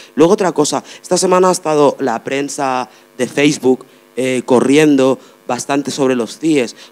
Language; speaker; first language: Spanish; non-native, fluent; Arabic